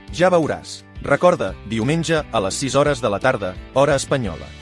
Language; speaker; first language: Catalan; non-native, fluent; Romanian